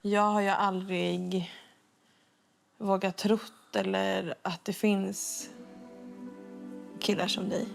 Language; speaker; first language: Swedish; native; Swedish